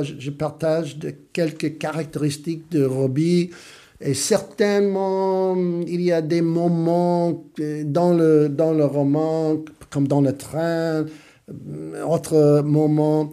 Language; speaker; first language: French; non-native, fluent; English